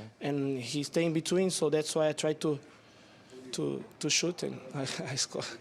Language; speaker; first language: English; non-native, learner; Portuguese